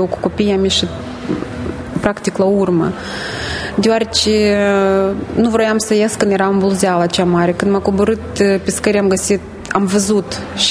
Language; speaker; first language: Romanian; native; Romanian